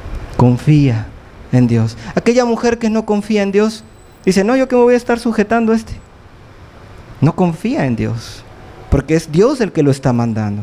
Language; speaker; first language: Spanish; native; Spanish